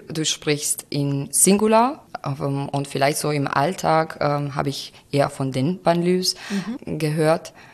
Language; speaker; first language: German; non-native, fluent; Croatian